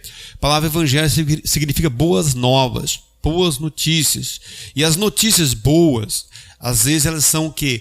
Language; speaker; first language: Portuguese; native; Portuguese